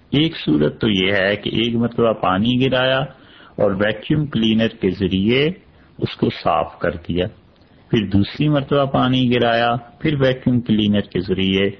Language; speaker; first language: Urdu; native; Urdu